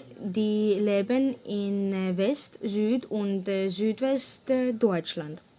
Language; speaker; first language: German; non-native, learner; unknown